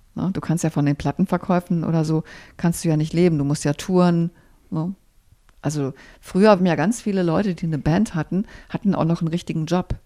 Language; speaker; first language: German; native; German